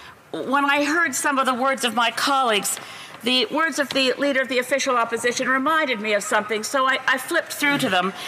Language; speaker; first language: English; native; English